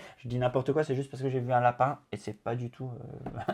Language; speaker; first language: French; native; French